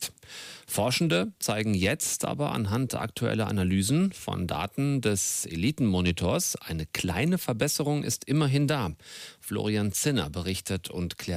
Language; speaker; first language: German; native; German